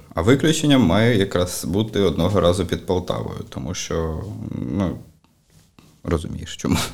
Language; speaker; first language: Ukrainian; native; Ukrainian